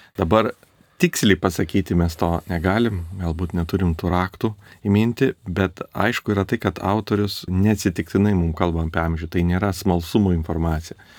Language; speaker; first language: Lithuanian; native; Lithuanian